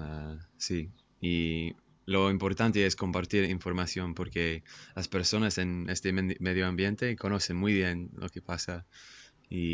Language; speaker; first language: Spanish; non-native, fluent; English